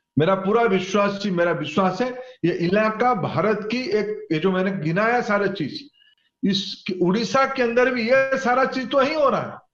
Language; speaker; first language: Hindi; non-native, local second language; Odia